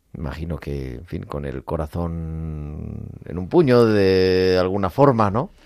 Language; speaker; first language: Spanish; native; Spanish